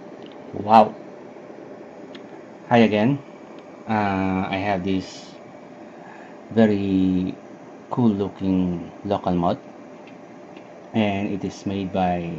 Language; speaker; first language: English; non-native, local second language; Filipino